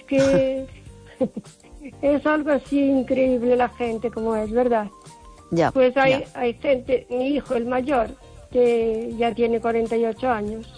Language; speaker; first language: Spanish; native; Spanish